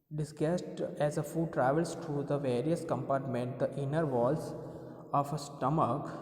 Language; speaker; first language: English; non-native, local second language; Gujarati